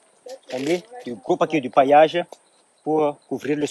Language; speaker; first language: French; non-native, local second language; Malagasy